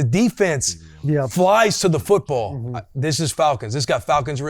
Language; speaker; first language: English; native; English